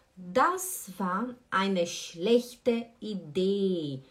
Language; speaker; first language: German; non-native, fluent; Portuguese